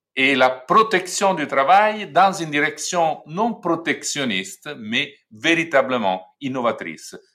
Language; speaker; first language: French; non-native, fluent; Italian